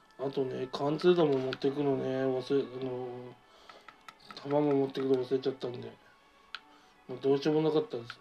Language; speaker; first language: Japanese; native; Japanese